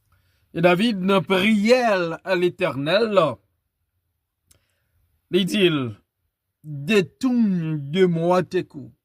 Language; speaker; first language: French; non-native, local second language; Haitian Creole